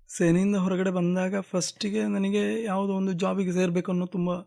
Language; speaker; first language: Kannada; native; Kannada